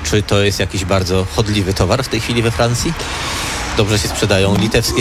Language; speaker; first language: Polish; native; Polish